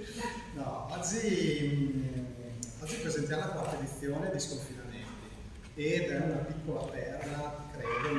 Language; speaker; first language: Italian; native; Italian